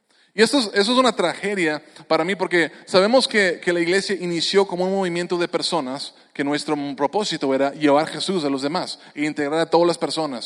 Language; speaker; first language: Spanish; native; Spanish